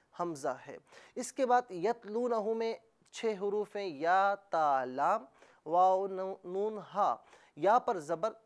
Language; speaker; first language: Urdu; native; Urdu